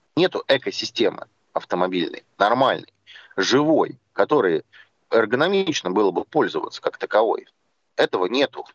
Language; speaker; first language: Russian; native; Russian